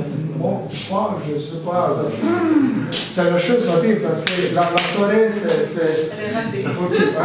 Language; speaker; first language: French; non-native, learner; Italian